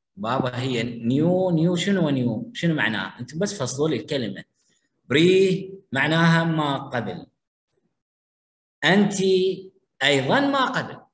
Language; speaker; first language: Arabic; native; Arabic